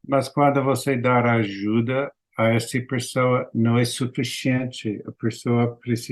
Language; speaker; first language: Portuguese; non-native, learner; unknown